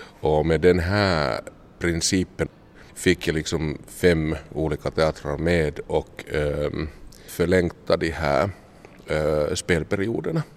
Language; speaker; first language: Swedish; non-native, local second language; Finnish